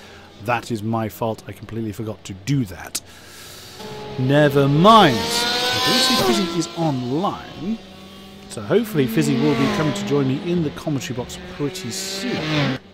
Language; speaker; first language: English; native; English